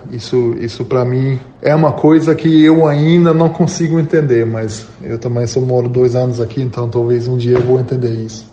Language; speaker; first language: Portuguese; non-native, fluent; German